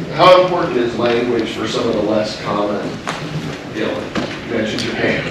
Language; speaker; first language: English; native; English